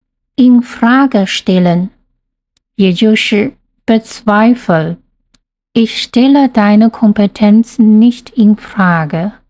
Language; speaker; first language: German; non-native, fluent; Chinese